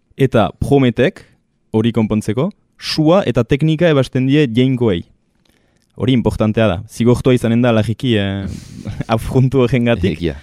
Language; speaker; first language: Basque; native; Basque